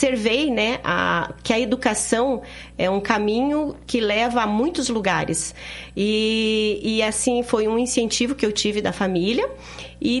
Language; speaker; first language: Portuguese; native; Portuguese